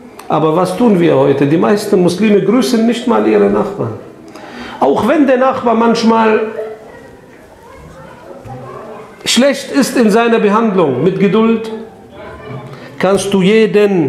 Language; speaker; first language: German; non-native, fluent; Arabic